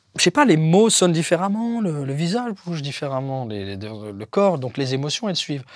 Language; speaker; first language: French; native; French